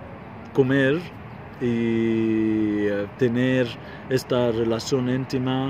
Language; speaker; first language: Spanish; non-native, fluent; Arabic